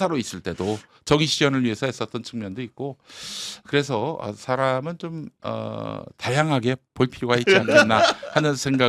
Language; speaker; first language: Korean; native; Korean